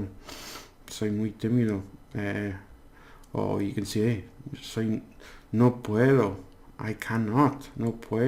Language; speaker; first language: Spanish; non-native, learner; English